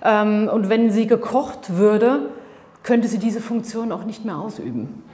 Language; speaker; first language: German; native; German